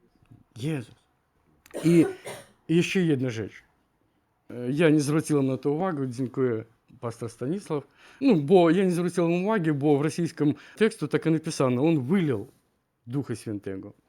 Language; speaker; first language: Ukrainian; non-native, learner; Russian